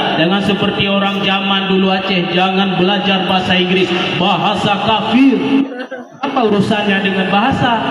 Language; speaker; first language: Malay; non-native, local second language; Achinese